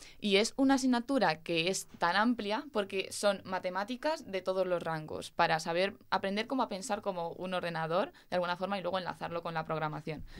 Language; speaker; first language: Spanish; native; Spanish